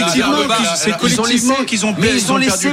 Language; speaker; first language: French; native; French